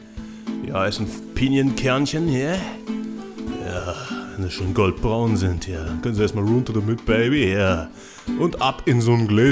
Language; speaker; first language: German; native; German